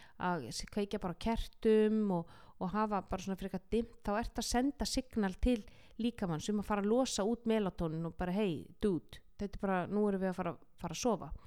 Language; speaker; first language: Icelandic; native; Icelandic